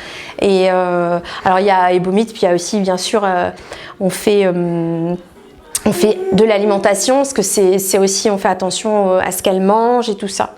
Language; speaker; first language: French; native; French